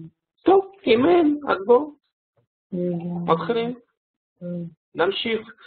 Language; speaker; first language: Hebrew; non-native, fluent; Russian